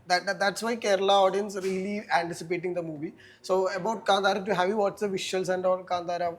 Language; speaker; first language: English; non-native, local second language; Malayalam